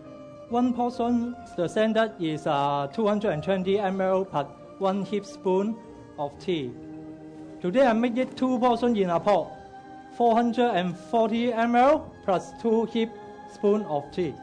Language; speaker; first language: English; non-native, local second language; Cantonese